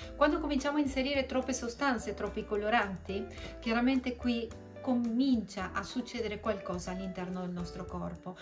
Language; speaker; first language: Italian; early bilingual, other home language; Spanish